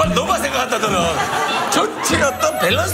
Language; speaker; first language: Korean; native; Korean